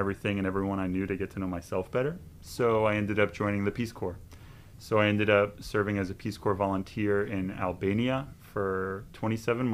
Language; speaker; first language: English; native; English